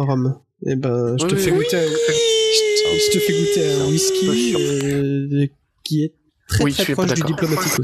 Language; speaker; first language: French; native; French